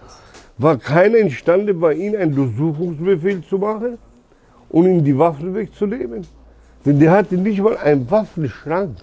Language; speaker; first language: German; early bilingual, other home language; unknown